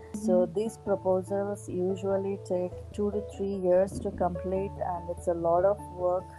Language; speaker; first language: English; non-native, local second language; Kannada